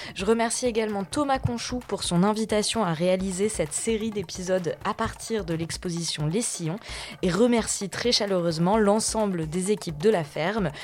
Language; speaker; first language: French; native; French